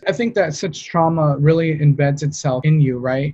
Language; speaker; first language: English; native; English